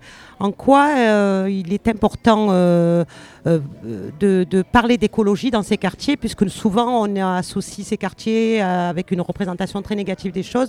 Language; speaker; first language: French; native; French